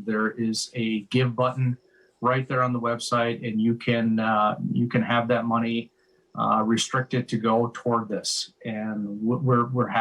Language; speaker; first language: English; native; English